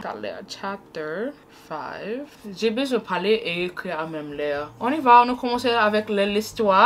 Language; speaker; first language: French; non-native, learner; English